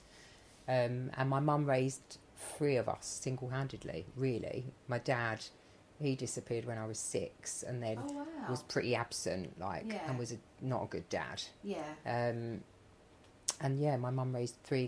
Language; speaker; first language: English; native; English